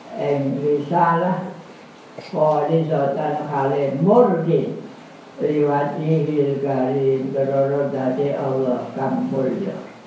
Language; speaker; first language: Arabic; non-native, fluent; Javanese